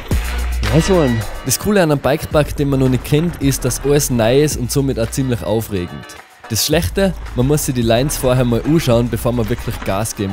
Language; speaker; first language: German; native; German